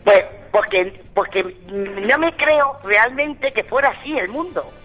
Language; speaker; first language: Spanish; native; Spanish